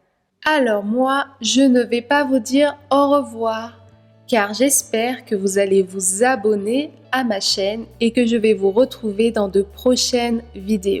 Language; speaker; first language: French; native; French